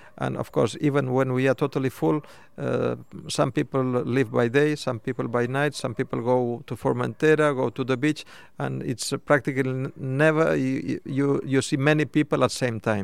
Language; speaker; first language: English; non-native, fluent; Spanish